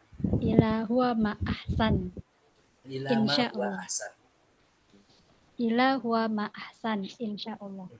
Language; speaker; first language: Arabic; non-native, learner; Indonesian